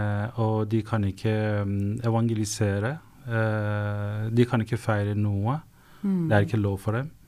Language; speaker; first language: Norwegian; non-native, fluent; Persian